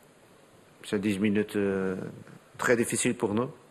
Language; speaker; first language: French; non-native, learner; Portuguese